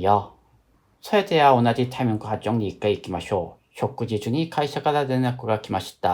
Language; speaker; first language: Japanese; non-native, fluent; Korean